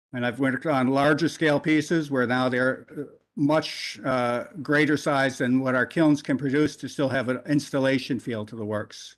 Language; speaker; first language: English; native; English